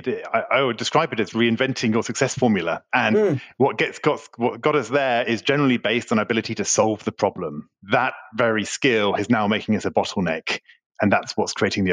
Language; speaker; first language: English; native; English